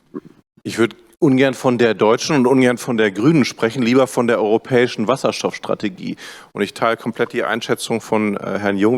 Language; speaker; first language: German; native; German